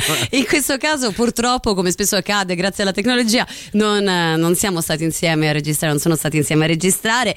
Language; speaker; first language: Italian; native; Italian